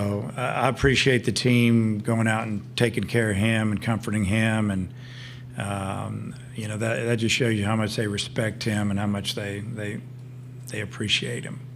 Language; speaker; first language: English; native; English